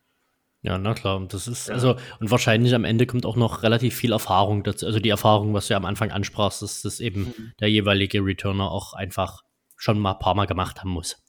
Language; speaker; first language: German; native; German